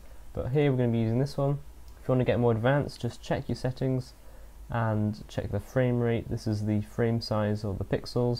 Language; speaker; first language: English; native; English